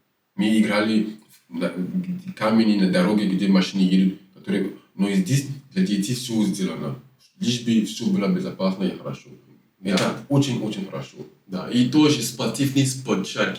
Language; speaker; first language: Russian; non-native, fluent; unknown